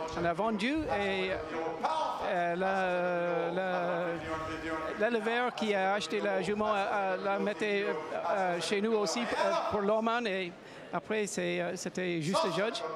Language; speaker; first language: French; non-native, learner; English